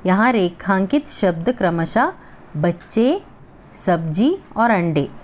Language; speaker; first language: Hindi; non-native, local second language; Malayalam